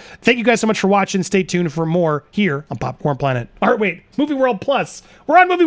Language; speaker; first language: English; native; English